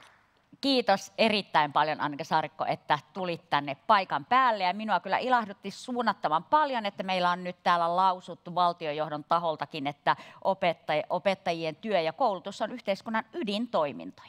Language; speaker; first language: Finnish; native; Finnish